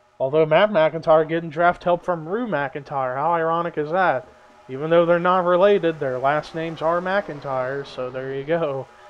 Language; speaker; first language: English; native; English